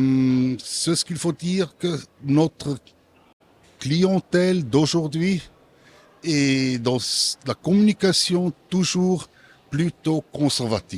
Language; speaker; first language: French; non-native, local second language; German